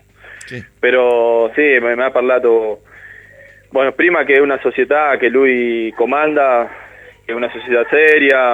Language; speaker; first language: Italian; non-native, learner; Spanish